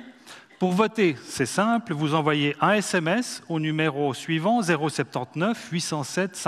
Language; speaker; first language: French; native; French